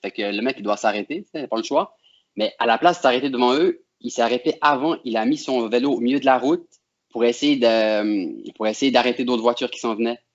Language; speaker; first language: French; native; French